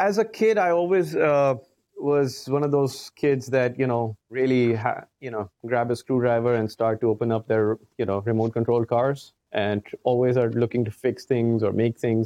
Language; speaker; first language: English; non-native, local second language; Urdu